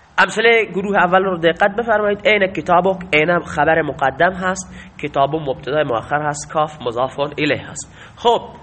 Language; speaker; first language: Persian; non-native, local second language; Baluchi